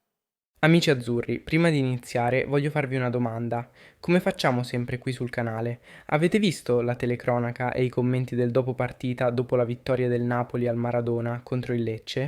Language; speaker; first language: Italian; native; Italian